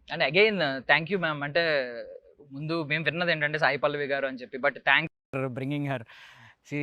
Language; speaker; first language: Telugu; native; Telugu